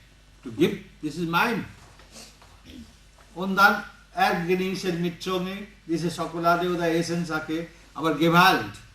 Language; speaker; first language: German; non-native, learner; Bangla